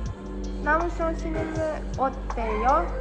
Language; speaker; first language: Korean; non-native, learner; Russian